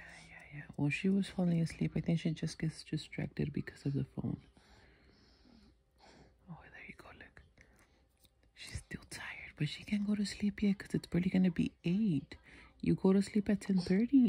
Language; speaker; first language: English; early bilingual, other home language; Spanish